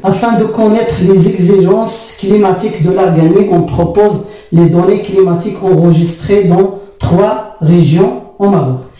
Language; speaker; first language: French; non-native, local second language; Arabic